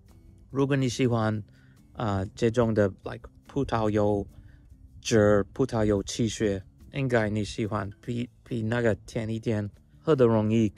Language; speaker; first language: Chinese; non-native, fluent; English